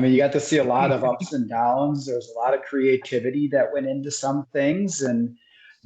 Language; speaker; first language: English; native; English